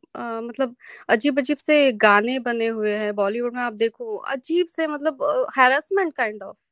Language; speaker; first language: Hindi; non-native, local second language; Marathi